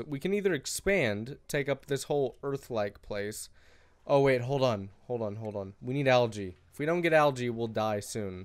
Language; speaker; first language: English; native; English